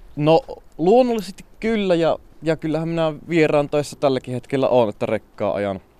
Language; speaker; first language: Finnish; native; Finnish